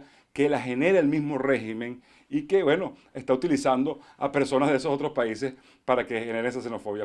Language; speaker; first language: Spanish; native; Spanish